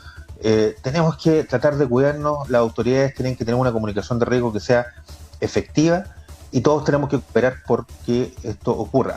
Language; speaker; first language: Spanish; native; Spanish